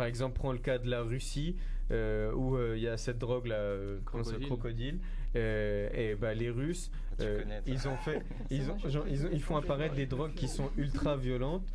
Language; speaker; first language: French; native; French